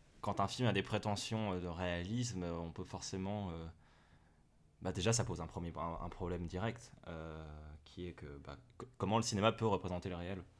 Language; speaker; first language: French; native; French